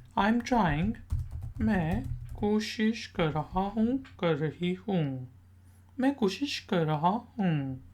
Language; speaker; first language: Urdu; native; Urdu